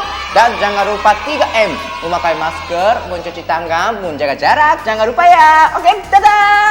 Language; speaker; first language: Indonesian; non-native, fluent; Japanese